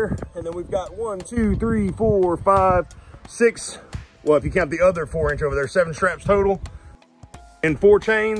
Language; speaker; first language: English; native; English